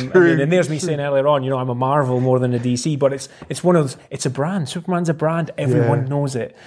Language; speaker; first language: English; native; English